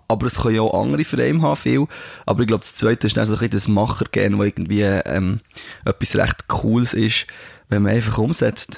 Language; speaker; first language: German; native; German